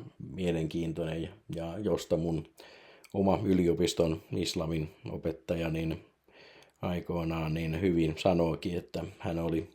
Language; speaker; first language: Finnish; native; Finnish